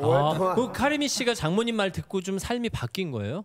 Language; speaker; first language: Korean; native; Korean